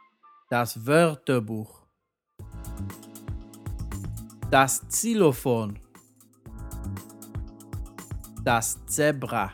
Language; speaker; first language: German; non-native, fluent; English